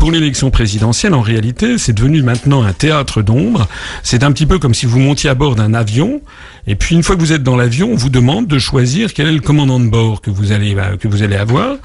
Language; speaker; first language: French; native; French